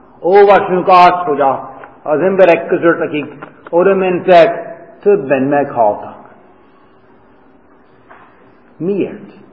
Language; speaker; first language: Hungarian; non-native, fluent; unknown